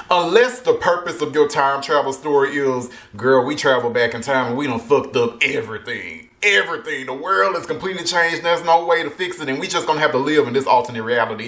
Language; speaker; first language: English; native; English